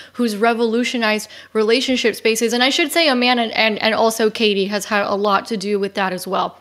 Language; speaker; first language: English; native; English